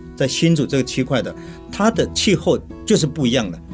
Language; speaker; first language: Chinese; native; Chinese